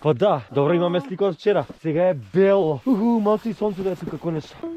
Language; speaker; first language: Macedonian; native; Macedonian